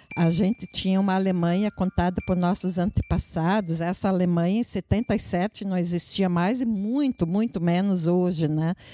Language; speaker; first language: Portuguese; native; Portuguese